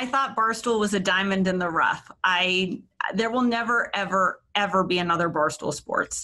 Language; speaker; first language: English; native; English